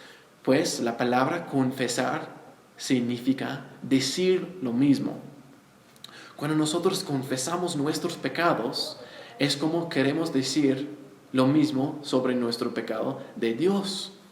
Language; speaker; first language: Spanish; non-native, fluent; English